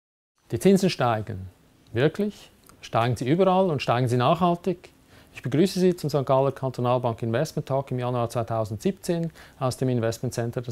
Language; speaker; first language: German; native; German